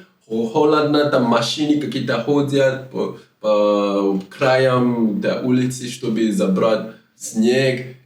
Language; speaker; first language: Russian; non-native, fluent; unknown